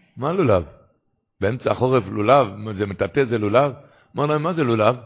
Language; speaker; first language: Hebrew; non-native, local second language; Yiddish